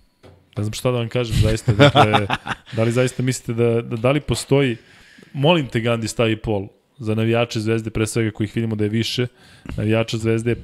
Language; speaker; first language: Serbian; native; Serbian